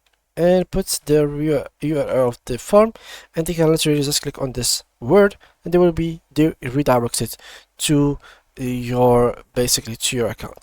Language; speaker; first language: English; non-native, fluent; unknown